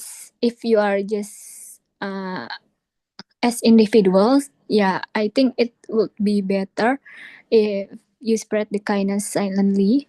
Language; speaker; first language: English; non-native, learner; Indonesian